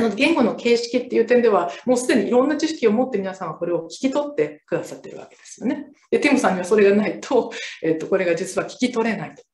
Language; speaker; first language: Japanese; native; Japanese